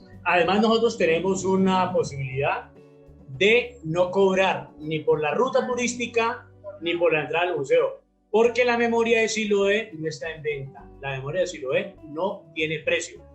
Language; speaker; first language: Spanish; native; Spanish